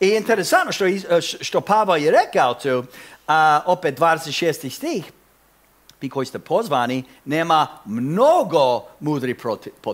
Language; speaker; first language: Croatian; non-native, fluent; English